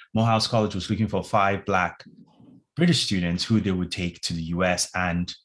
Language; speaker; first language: English; non-native, local second language; Yoruba